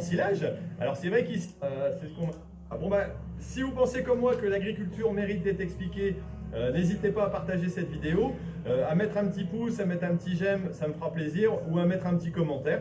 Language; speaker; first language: French; native; French